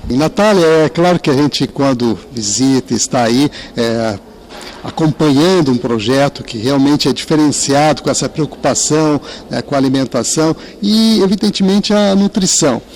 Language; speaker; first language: Portuguese; native; Portuguese